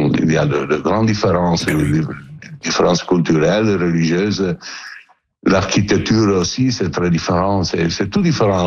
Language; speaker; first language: French; non-native, learner; Italian